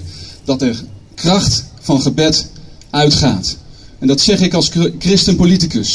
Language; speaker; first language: Dutch; native; Dutch